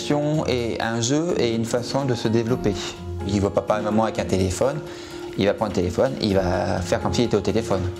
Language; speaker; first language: French; native; French